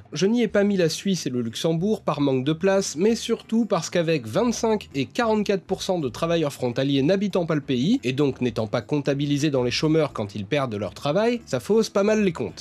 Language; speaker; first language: French; native; French